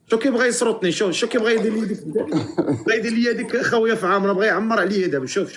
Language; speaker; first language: Arabic; native; Arabic